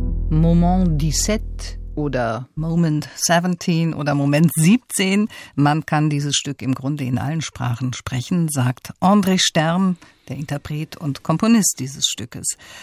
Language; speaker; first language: German; native; German